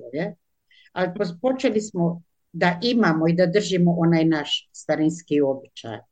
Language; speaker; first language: Croatian; native; Croatian